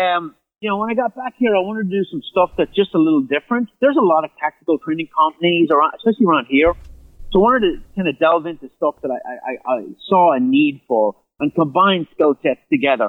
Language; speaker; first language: English; native; English